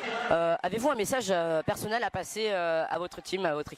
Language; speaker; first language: French; native; French